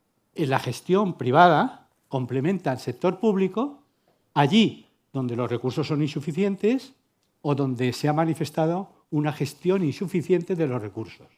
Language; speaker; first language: Spanish; native; Spanish